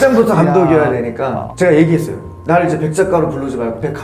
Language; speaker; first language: Korean; native; Korean